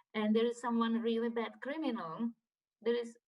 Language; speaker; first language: English; non-native, fluent; Czech